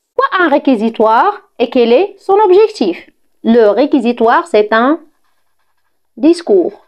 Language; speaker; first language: French; non-native, local second language; Arabic